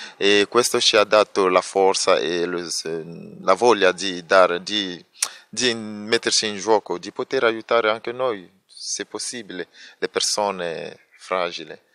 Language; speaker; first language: Italian; non-native, fluent; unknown